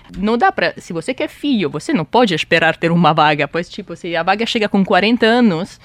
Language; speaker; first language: Portuguese; non-native, fluent; Italian